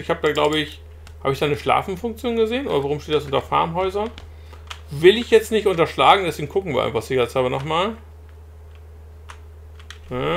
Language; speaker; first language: German; native; German